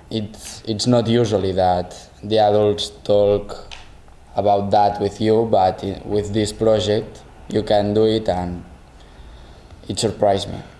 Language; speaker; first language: English; non-native, learner; Spanish